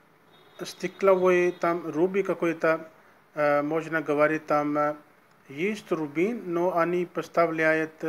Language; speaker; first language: Russian; non-native, learner; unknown